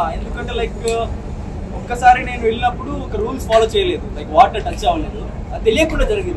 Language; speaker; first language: Telugu; non-native, local second language; Kannada